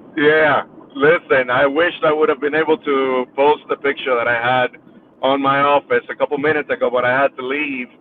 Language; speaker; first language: English; early bilingual, other home language; Spanish